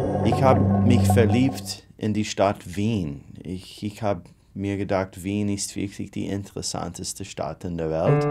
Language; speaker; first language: German; non-native, fluent; English